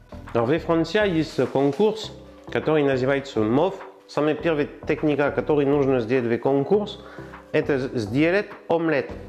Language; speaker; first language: Russian; non-native, learner; French